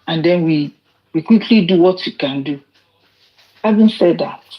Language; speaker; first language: English; non-native, local second language; Yoruba